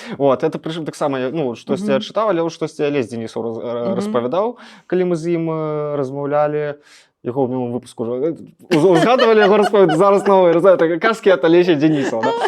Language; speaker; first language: Belarusian; non-native, local second language; Russian